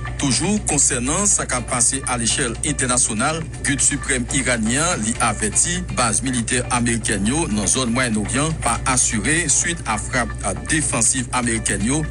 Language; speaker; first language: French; non-native, local second language; Haitian Creole